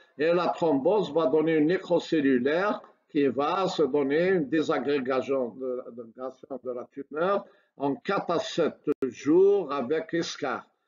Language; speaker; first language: French; non-native, local second language; Arabic